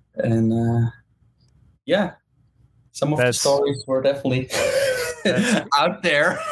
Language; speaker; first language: English; non-native, fluent; German